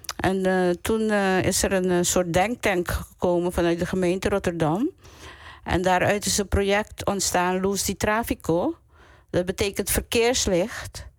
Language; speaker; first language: Dutch; non-native, local second language; Papiamento